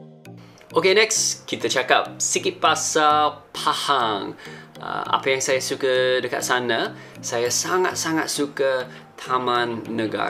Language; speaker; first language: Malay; non-native, fluent; English